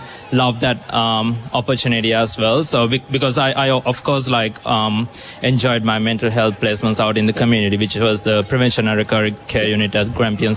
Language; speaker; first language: English; non-native, local second language; Sinhala